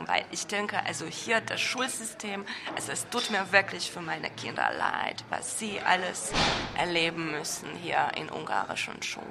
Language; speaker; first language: German; non-native, fluent; Hungarian